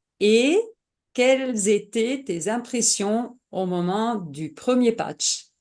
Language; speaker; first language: French; non-native, fluent; Italian